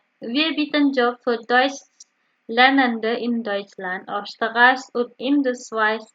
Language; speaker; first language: German; non-native, learner; Indonesian